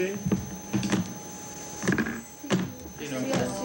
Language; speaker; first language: Spanish; non-native, learner; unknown